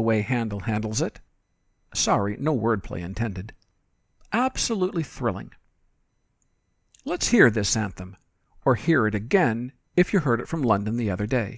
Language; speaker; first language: English; native; English